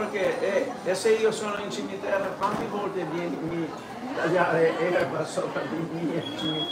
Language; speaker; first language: Italian; non-native, learner; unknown